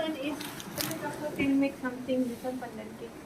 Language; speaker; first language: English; non-native, learner; Indonesian